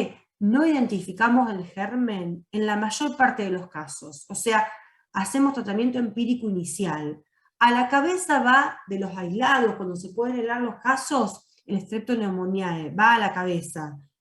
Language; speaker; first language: Spanish; native; Spanish